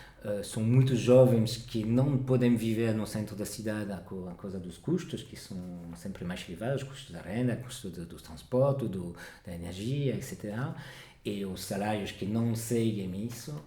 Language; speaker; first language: Portuguese; non-native, fluent; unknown